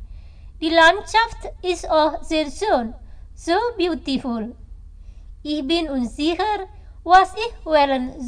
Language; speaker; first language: German; non-native, learner; Indonesian